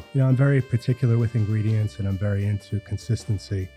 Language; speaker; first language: English; native; English